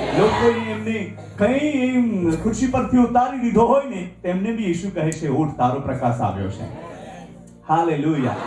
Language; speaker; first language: Gujarati; non-native, local second language; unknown